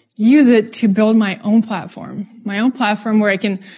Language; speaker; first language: English; non-native, fluent; Russian